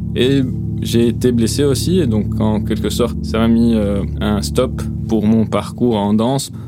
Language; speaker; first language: French; non-native, local second language; Arabic